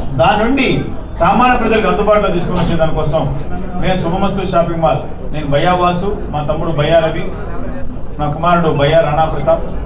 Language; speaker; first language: Telugu; native; Telugu